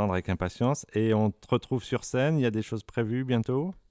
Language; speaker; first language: French; native; French